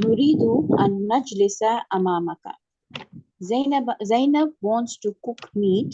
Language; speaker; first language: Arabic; non-native, learner; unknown